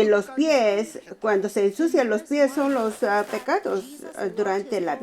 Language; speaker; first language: Spanish; non-native, fluent; Korean